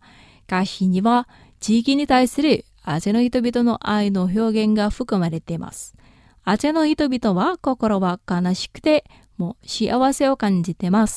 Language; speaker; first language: Japanese; non-native, fluent; Indonesian